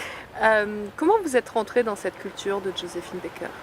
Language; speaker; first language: French; native; French